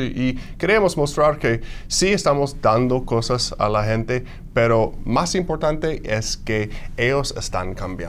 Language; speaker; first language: Spanish; non-native, fluent; English